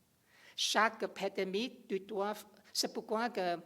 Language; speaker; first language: French; non-native, learner; English